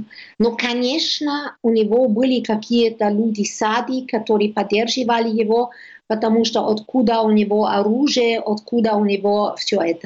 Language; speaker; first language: Russian; non-native, learner; German